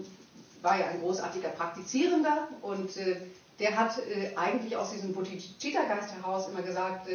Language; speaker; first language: German; native; German